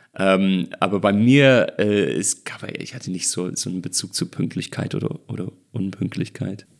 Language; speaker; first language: German; non-native, fluent; English